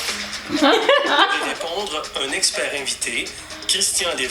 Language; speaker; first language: French; native; French